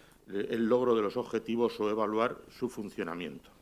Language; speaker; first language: Spanish; native; Spanish